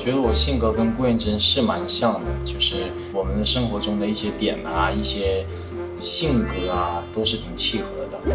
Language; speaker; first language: Chinese; native; Chinese